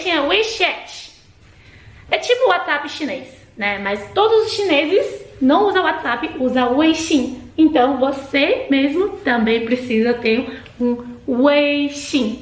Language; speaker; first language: Portuguese; non-native, fluent; Chinese